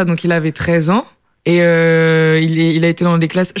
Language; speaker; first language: French; native; French